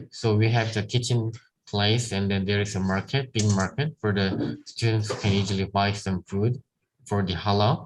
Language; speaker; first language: English; non-native, learner; Korean